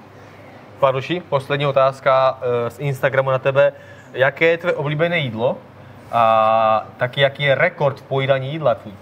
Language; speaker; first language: Czech; native; Czech